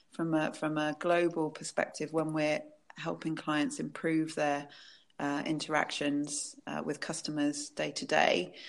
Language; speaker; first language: English; native; English